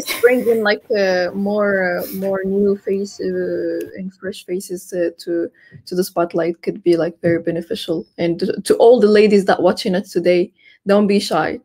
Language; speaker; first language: English; non-native, fluent; Arabic